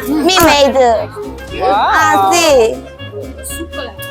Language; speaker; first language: English; non-native, learner; Korean